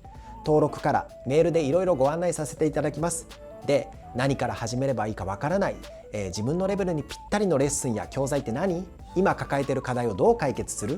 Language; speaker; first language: Japanese; native; Japanese